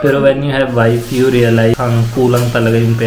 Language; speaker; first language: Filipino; non-native, learner; Punjabi